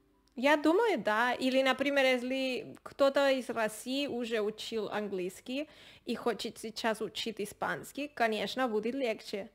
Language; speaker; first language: Russian; non-native, learner; Spanish